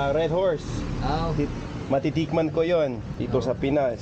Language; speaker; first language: Filipino; non-native, learner; English